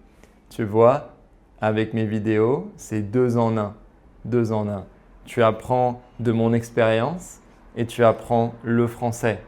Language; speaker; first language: French; native; French